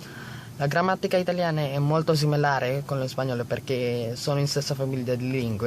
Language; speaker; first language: Italian; non-native, learner; Filipino